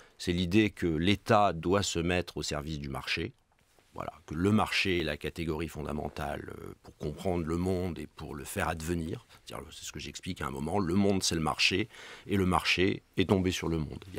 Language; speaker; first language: French; native; French